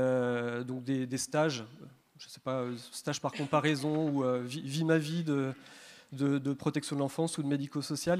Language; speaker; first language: French; native; French